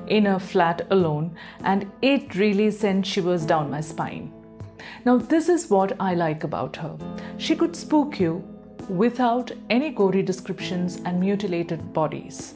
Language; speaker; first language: English; non-native, local second language; Malayalam